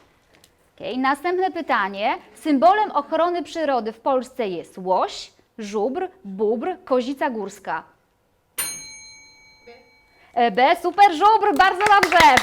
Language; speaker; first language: Polish; non-native, fluent; Slovenian